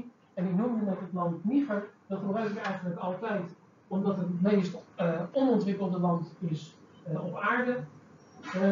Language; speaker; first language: Dutch; native; Dutch